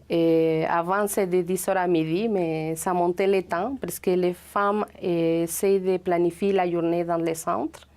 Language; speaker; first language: French; non-native, fluent; Spanish